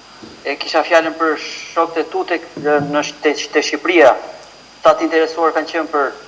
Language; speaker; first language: Albanian; native; Albanian